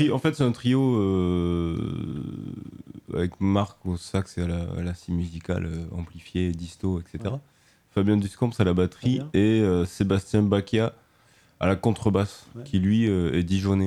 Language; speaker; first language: French; native; French